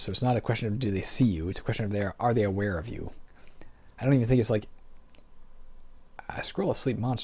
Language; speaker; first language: English; native; English